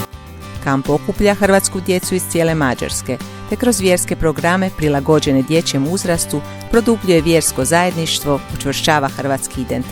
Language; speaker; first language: Croatian; native; Croatian